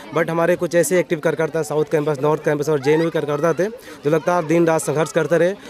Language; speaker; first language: Hindi; native; Hindi